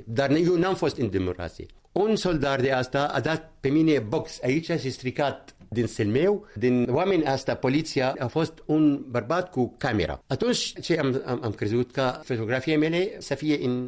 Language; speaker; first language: Romanian; non-native, learner; Arabic